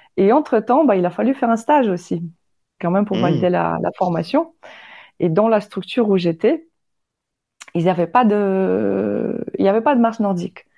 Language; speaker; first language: French; non-native, fluent; Polish